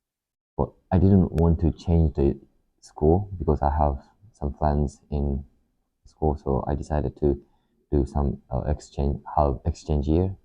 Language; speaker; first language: English; non-native, learner; Japanese